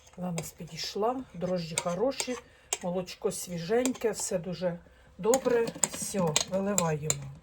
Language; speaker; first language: Ukrainian; non-native, local second language; Russian